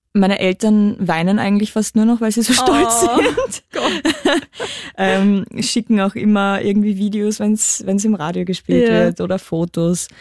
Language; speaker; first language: German; native; German